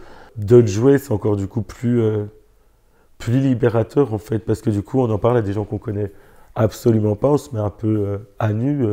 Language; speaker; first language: French; native; French